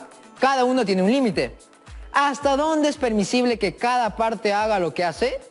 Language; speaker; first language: Spanish; native; Spanish